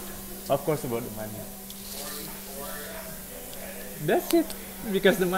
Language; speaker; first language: English; non-native, learner; Indonesian